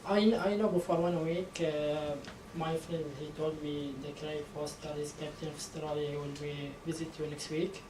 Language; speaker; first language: English; non-native, learner; Arabic